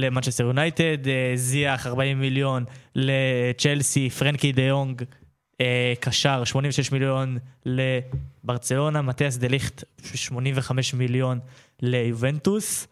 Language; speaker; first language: Hebrew; native; Hebrew